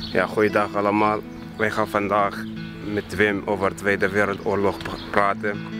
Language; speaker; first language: Dutch; non-native, fluent; Kurdish